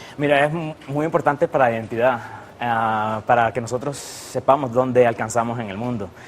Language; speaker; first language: Spanish; native; Spanish